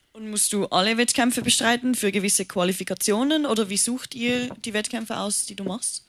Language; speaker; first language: German; native; German